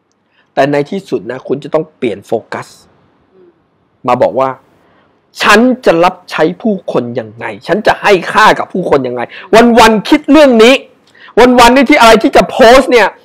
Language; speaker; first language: Thai; native; Thai